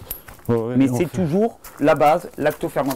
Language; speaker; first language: French; native; French